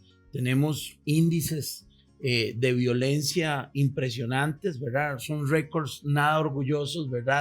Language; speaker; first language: Spanish; native; Spanish